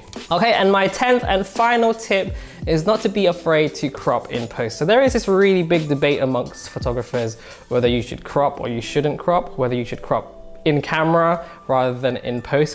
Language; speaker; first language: English; native; English